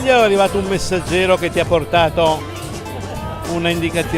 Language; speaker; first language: Italian; native; Italian